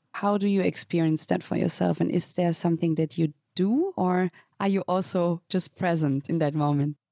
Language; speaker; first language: English; non-native, fluent; German